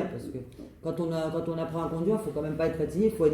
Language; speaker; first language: French; native; French